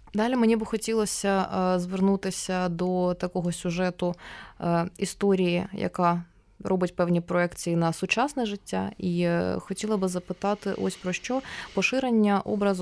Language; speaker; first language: Ukrainian; native; Ukrainian